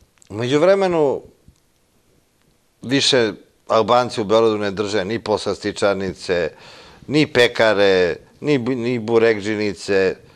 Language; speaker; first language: Serbian; native; Serbian